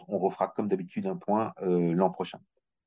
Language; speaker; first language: French; native; French